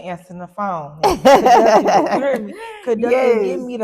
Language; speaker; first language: English; native; English